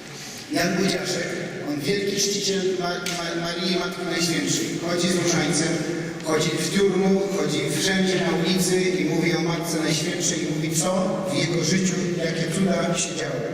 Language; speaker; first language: Polish; non-native, fluent; Russian